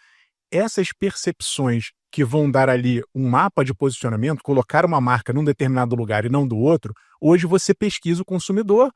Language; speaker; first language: Portuguese; native; Portuguese